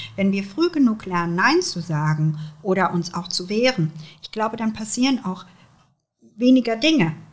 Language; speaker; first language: German; early bilingual, other home language; Serbian